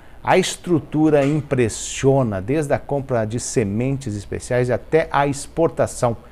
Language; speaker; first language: Portuguese; native; Portuguese